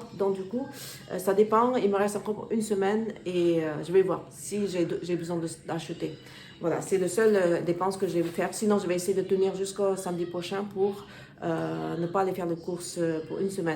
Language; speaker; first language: French; non-native, learner; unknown